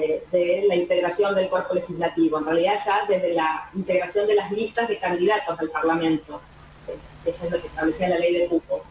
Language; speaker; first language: Spanish; native; Spanish